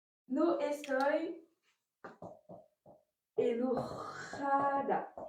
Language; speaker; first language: Spanish; non-native, learner; French